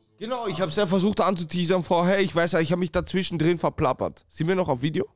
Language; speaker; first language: German; native; German